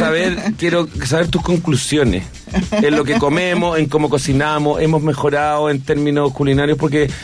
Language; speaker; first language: Spanish; native; Spanish